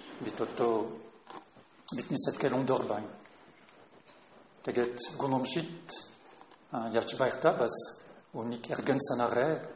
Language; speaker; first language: Mongolian; non-native, fluent; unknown